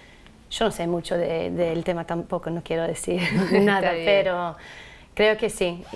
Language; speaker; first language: Spanish; non-native, fluent; English